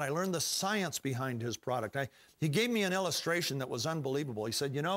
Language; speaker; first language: English; native; English